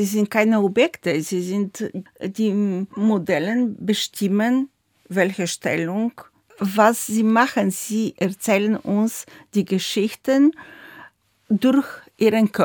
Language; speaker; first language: German; non-native, fluent; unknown